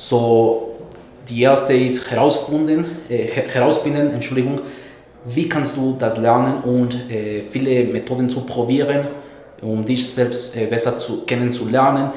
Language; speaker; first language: German; non-native, fluent; Spanish